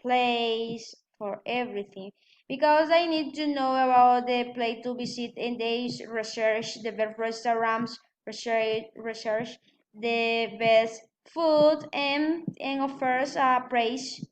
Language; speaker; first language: English; non-native, learner; Spanish